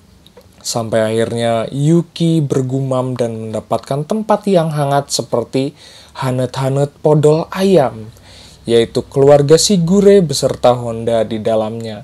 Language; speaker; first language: Indonesian; native; Indonesian